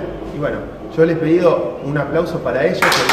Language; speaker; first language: Spanish; native; Spanish